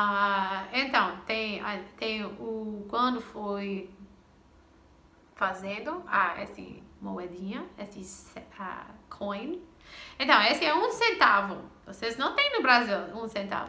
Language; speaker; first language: Portuguese; non-native, fluent; English